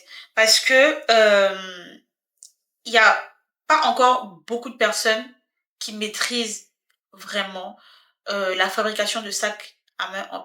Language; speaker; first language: French; native; French